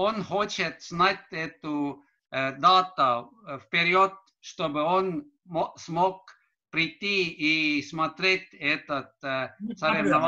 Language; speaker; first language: Russian; non-native, learner; Estonian